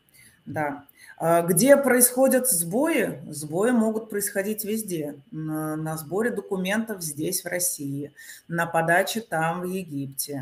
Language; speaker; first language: Russian; native; Russian